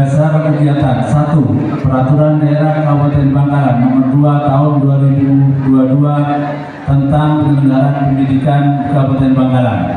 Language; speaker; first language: Indonesian; native; Indonesian